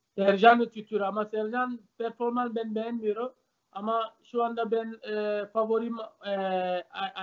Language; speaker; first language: Turkish; non-native, learner; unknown